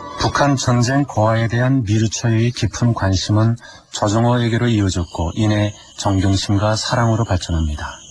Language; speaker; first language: Korean; native; Korean